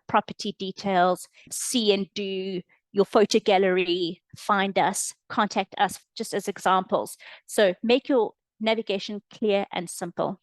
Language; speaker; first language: English; native; English